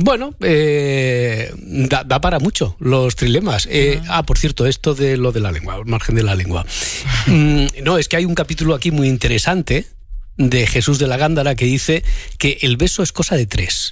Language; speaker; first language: Spanish; native; Spanish